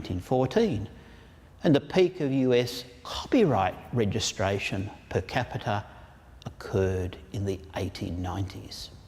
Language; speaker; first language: English; native; English